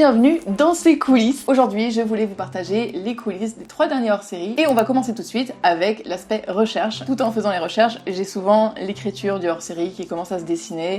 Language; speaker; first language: French; native; French